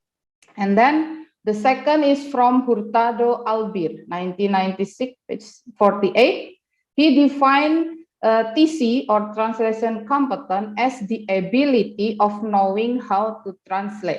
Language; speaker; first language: English; non-native, fluent; Indonesian